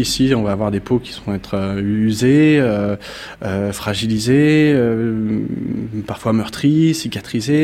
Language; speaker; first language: French; native; French